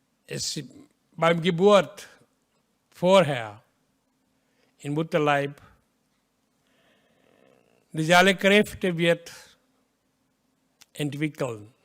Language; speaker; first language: German; non-native, learner; Hindi